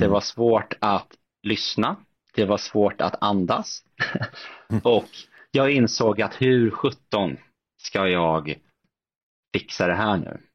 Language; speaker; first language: Swedish; native; Swedish